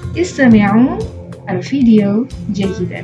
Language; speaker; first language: Arabic; non-native, fluent; Indonesian